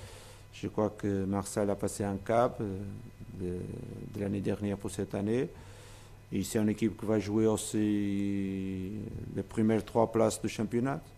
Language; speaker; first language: French; non-native, fluent; Portuguese